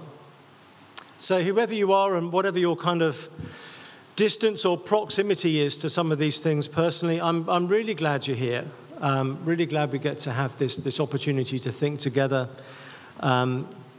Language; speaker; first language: English; native; English